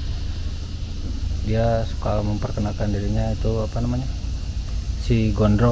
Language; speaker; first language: Indonesian; early bilingual, other home language; Sundanese